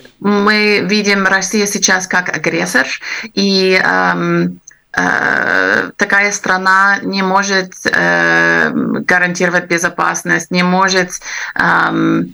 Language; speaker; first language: Russian; non-native, fluent; English